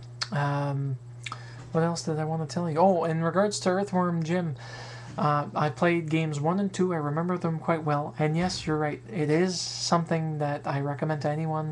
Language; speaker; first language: English; native; English